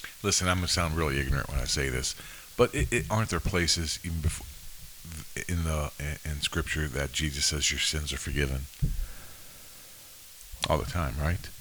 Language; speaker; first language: English; native; English